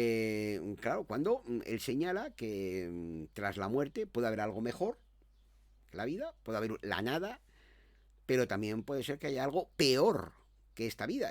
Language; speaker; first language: Spanish; native; Spanish